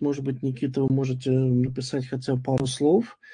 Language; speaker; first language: Russian; native; Russian